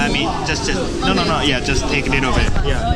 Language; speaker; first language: English; non-native, learner; Japanese